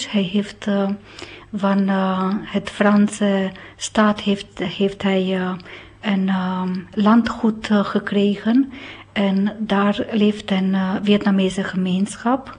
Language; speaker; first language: Dutch; non-native, fluent; Romanian